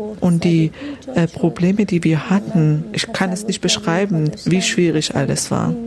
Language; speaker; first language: German; non-native, fluent; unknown